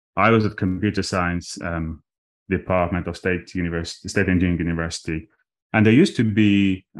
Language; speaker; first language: English; non-native, fluent; Armenian